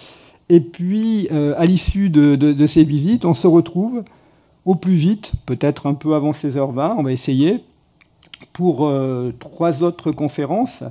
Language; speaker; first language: French; native; French